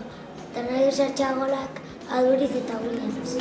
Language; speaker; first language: Basque; non-native, local second language; Spanish